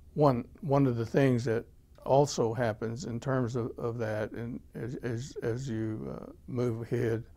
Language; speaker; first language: English; native; English